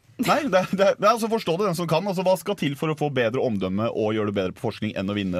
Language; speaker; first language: Norwegian; native; Norwegian